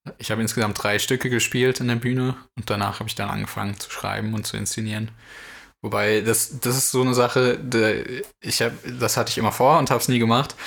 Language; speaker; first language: German; native; German